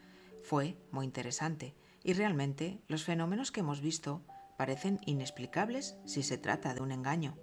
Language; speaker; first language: Spanish; native; Spanish